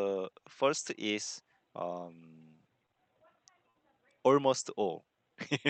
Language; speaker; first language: English; non-native, learner; Korean